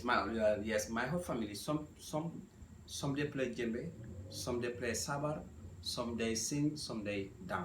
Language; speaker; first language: English; non-native, learner; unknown